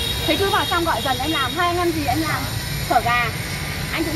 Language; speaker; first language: Vietnamese; native; Vietnamese